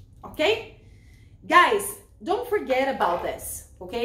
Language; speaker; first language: English; non-native, fluent; Portuguese